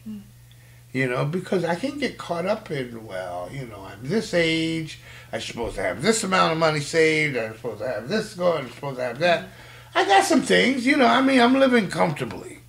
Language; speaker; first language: English; native; English